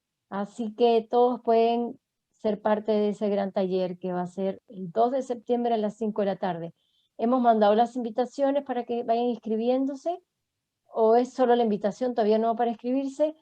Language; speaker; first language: Spanish; native; Spanish